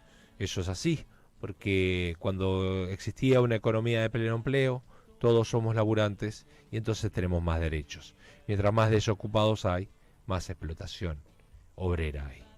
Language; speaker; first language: Spanish; native; Spanish